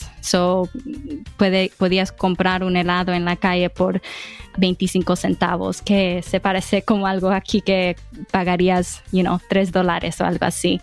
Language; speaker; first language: Spanish; early bilingual, heritage; English